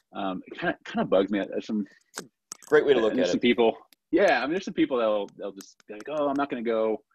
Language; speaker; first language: English; native; English